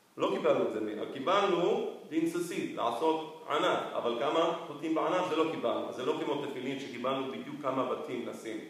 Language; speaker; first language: Hebrew; non-native, fluent; Spanish